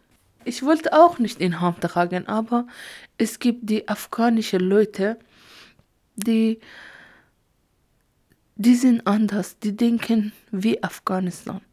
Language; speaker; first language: German; non-native, learner; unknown